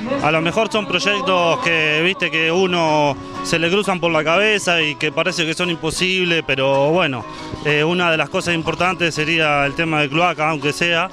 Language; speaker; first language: Spanish; native; Spanish